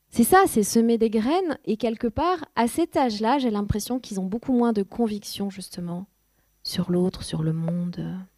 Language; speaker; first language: French; non-native, fluent; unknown